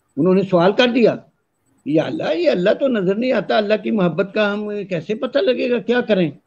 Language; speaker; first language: Urdu; non-native, local second language; Punjabi